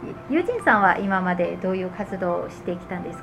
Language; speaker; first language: Japanese; non-native, fluent; Chinese